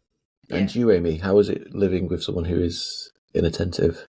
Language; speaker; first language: English; native; English